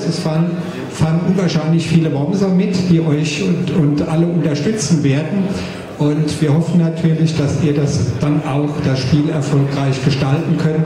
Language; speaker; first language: German; native; German